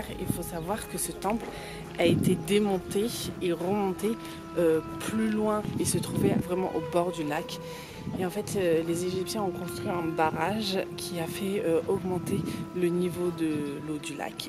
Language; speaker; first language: French; native; French